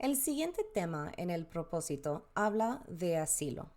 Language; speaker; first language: Spanish; early bilingual, heritage; Spanish